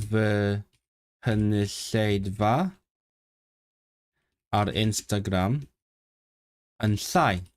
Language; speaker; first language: Welsh; non-native, learner; Cantonese